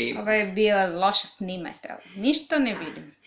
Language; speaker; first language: Serbian; non-native, learner; Swahili